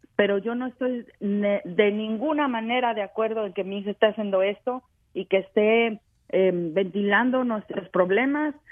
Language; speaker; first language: Spanish; native; Spanish